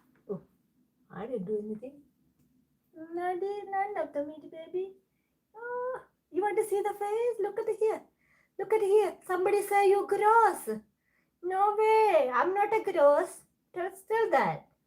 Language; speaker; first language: English; non-native, local second language; Malayalam